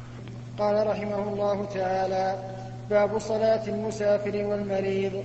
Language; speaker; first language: Arabic; native; Arabic